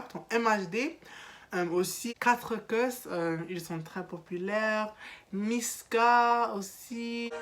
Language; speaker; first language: French; non-native, learner; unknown